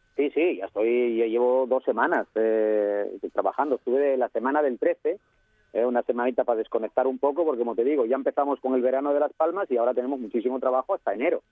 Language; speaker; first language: Spanish; native; Spanish